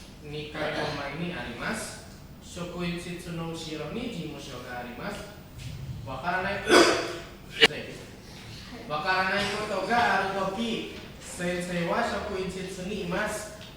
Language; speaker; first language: Japanese; non-native, learner; Indonesian